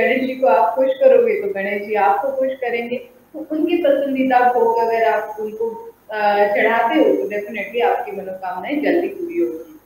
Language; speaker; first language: Hindi; non-native, local second language; Marathi